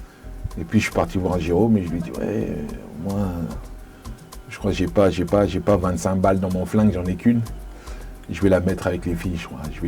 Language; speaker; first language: French; native; French